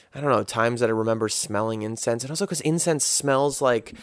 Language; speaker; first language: English; native; English